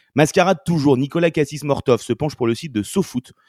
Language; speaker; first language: French; native; French